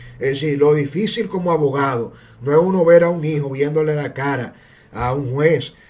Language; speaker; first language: Spanish; native; Spanish